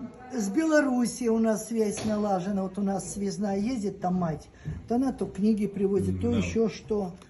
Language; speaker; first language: Russian; native; Russian